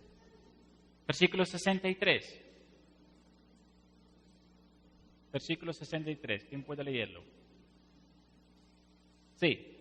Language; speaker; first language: Spanish; non-native, fluent; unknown